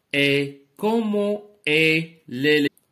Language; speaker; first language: French; non-native, local second language; Arabic